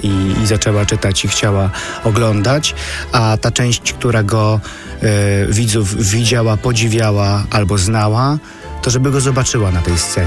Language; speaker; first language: Polish; native; Polish